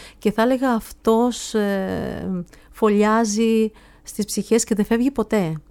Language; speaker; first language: Greek; early bilingual, heritage; Greek